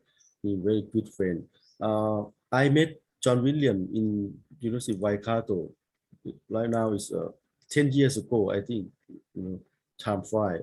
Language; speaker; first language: English; non-native, learner; Thai